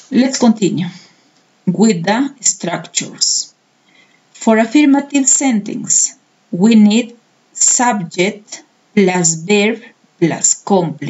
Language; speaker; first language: English; non-native, fluent; Spanish